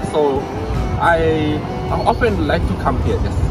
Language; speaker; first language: English; non-native, learner; Thai